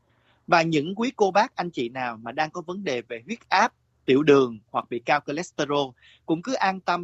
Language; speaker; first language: Vietnamese; native; Vietnamese